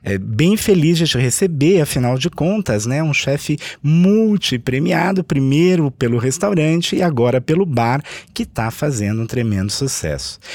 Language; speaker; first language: Portuguese; native; Portuguese